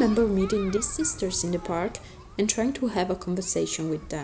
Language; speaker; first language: English; early bilingual, other home language; Spanish